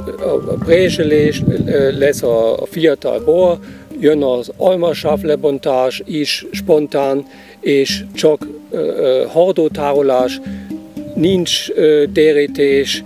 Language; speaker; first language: Hungarian; non-native, learner; German